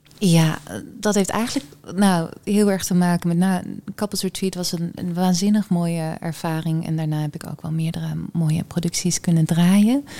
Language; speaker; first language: Dutch; early bilingual, heritage; Dutch